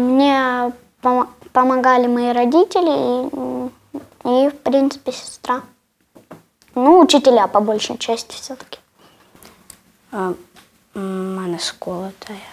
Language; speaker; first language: Russian; non-native, local second language; Latvian